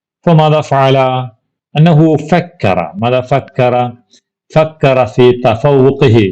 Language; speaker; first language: Arabic; non-native, fluent; Malayalam